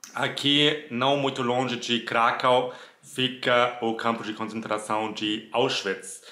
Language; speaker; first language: Portuguese; non-native, fluent; German